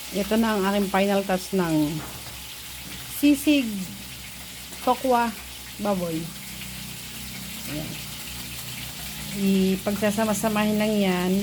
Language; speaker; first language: Filipino; native; Filipino